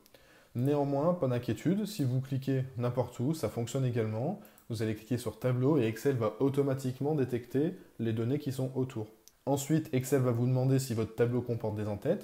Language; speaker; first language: French; native; French